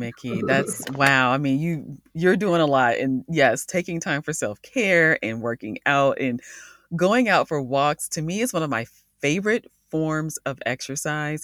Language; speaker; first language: English; native; English